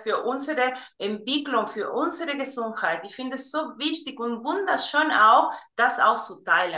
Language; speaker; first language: German; non-native, fluent; Spanish